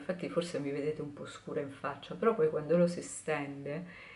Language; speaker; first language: Italian; native; Italian